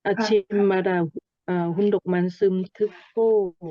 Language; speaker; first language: Korean; non-native, learner; Thai